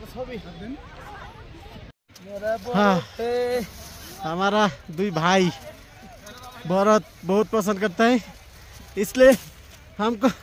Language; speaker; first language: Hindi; non-native, learner; Bangla